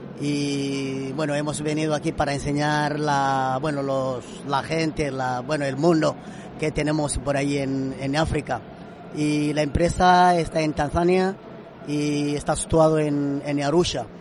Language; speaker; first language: Spanish; non-native, fluent; Swahili